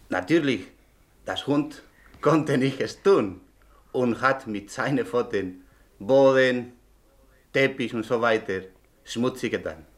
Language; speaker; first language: German; non-native, learner; Spanish